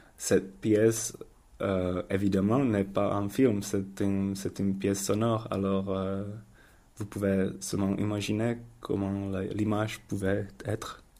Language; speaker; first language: French; non-native, learner; Czech